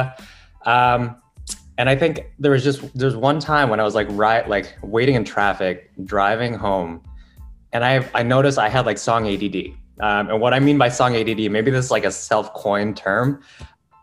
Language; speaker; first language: English; non-native, local second language; Filipino